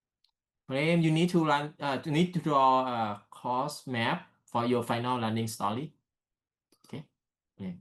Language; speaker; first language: English; non-native, learner; Thai